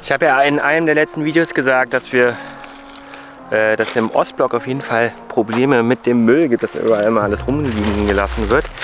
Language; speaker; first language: German; native; German